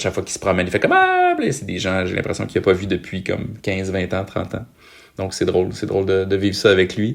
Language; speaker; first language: French; native; French